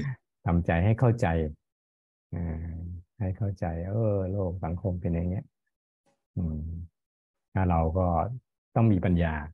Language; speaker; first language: Thai; native; Thai